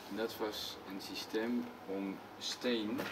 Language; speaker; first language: Dutch; non-native, learner; French